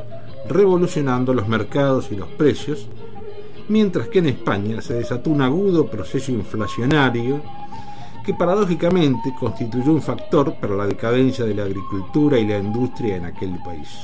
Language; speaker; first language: Spanish; native; Spanish